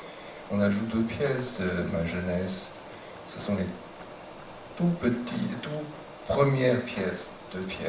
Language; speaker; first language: French; non-native, fluent; Chinese